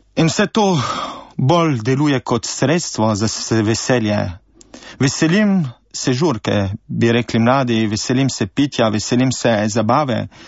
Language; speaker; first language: Slovenian; early bilingual, heritage; Slovenian